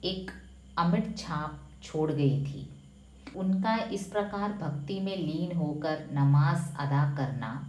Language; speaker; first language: Hindi; non-native, local second language; Malayalam